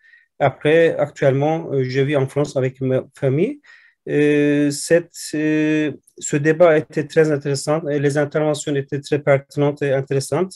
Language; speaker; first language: French; non-native, fluent; Turkish